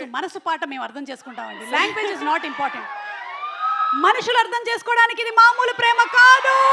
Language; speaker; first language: Telugu; native; Telugu